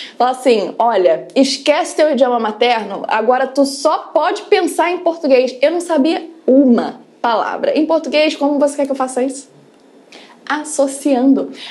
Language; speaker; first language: Portuguese; early bilingual, other home language; English